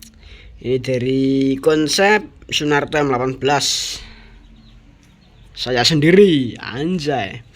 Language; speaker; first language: Indonesian; non-native, local second language; Javanese